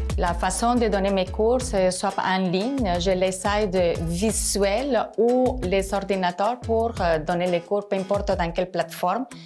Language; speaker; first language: French; non-native, fluent; Spanish